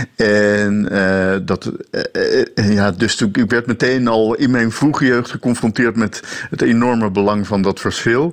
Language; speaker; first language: Dutch; native; Dutch